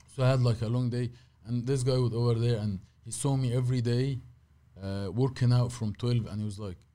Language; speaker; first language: English; non-native, fluent; Arabic